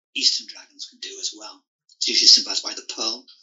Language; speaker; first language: English; native; English